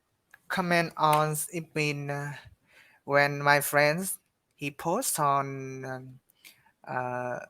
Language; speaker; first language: English; non-native, learner; Vietnamese